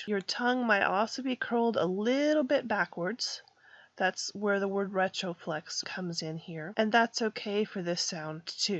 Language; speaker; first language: English; native; English